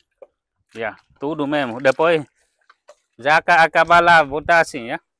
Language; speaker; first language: Portuguese; non-native, learner; Vietnamese